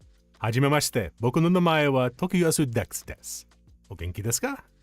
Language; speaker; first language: Japanese; non-native, learner; English